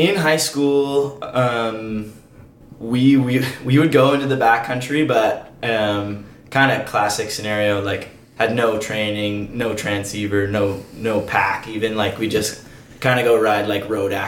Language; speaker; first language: English; native; English